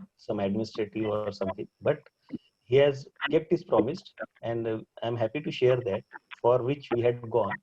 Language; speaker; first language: English; non-native, local second language; Marathi